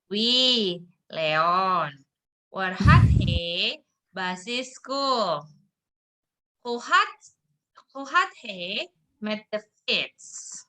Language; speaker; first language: Dutch; non-native, learner; Indonesian